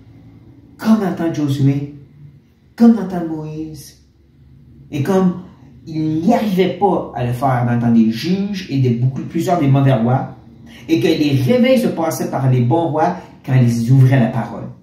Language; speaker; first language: French; native; French